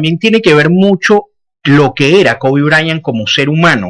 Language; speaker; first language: Spanish; native; Spanish